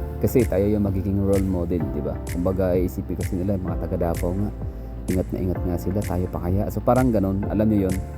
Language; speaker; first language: Filipino; non-native, local second language; Cebuano